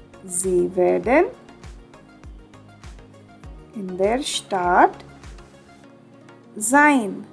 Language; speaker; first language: German; non-native, fluent; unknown